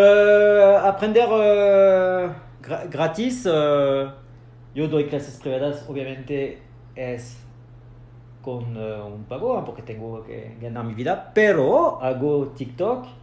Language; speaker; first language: Spanish; non-native, fluent; French